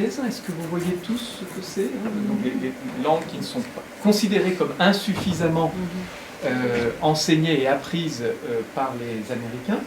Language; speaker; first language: French; native; French